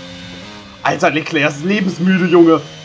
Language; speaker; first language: German; native; German